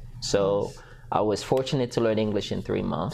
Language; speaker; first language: English; non-native, fluent; Haitian Creole